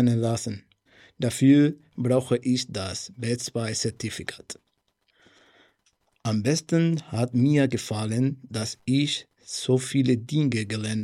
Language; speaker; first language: German; non-native, learner; Spanish